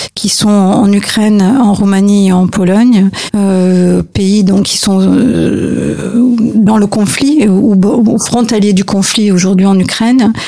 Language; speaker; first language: French; native; French